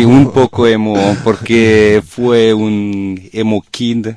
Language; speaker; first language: Spanish; non-native, learner; French